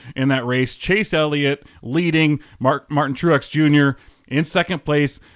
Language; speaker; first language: English; native; English